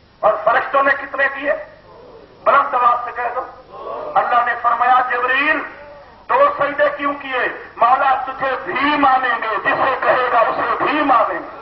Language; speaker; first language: Urdu; non-native, local second language; Sindhi